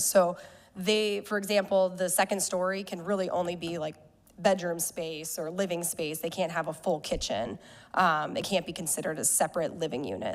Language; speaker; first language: English; native; English